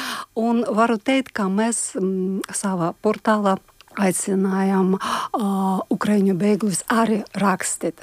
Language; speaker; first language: Latvian; non-native, learner; Ukrainian